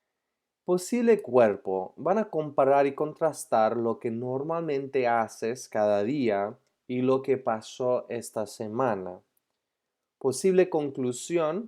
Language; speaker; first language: Spanish; non-native, fluent; English